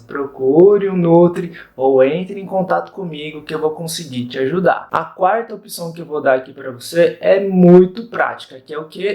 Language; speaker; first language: Portuguese; native; Portuguese